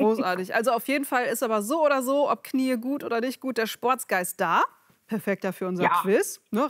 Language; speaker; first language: German; native; German